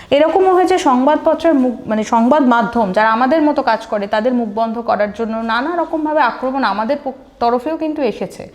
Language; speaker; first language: Bangla; native; Bangla